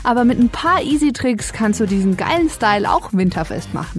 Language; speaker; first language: German; native; German